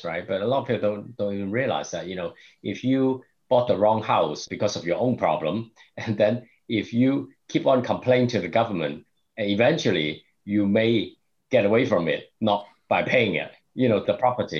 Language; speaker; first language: English; non-native, local second language; Cantonese